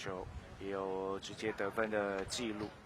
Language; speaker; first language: Chinese; native; Chinese